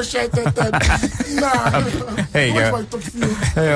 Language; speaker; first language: Hungarian; non-native, learner; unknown